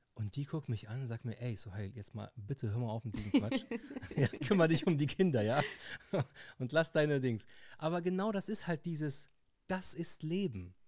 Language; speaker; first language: German; early bilingual, heritage; Arabic